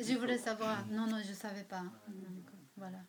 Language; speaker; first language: French; non-native, learner; Japanese